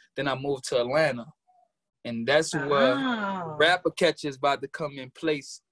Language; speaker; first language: English; native; English